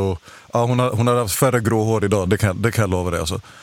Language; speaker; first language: Swedish; native; Swedish